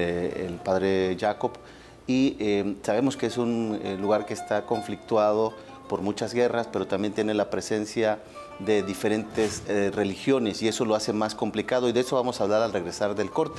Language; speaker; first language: Spanish; native; Spanish